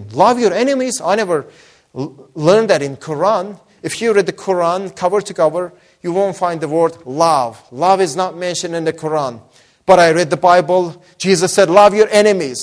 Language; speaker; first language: English; non-native, fluent; Persian